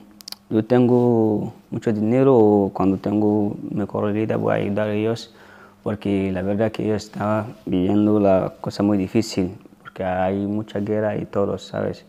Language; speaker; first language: Spanish; non-native, learner; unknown